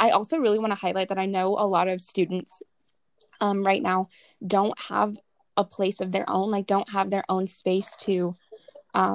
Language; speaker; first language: English; native; English